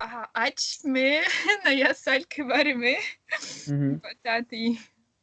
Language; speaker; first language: Hindi; non-native, learner; Russian